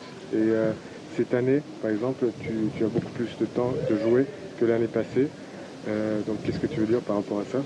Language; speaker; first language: French; non-native, fluent; Turkish